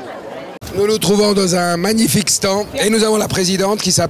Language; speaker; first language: French; native; French